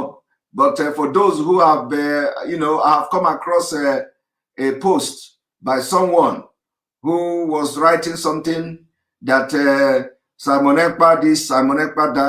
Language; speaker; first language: English; non-native, local second language; Igbo